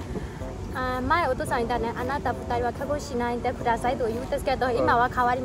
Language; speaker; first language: Japanese; non-native, learner; Burmese